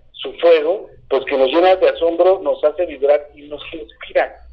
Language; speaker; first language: Spanish; native; Spanish